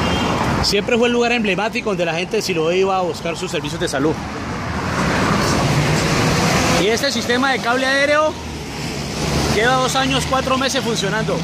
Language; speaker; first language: Spanish; native; Spanish